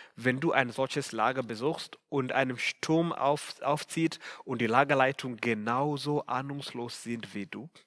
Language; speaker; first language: German; non-native, fluent; Swahili